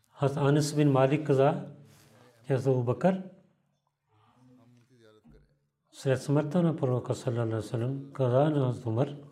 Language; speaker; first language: Bulgarian; non-native, learner; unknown